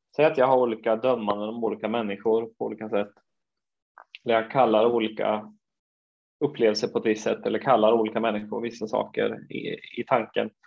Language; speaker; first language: Swedish; native; Swedish